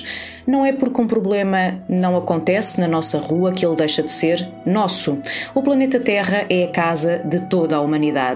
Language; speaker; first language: Portuguese; native; Portuguese